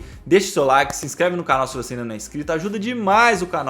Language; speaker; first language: Portuguese; native; Portuguese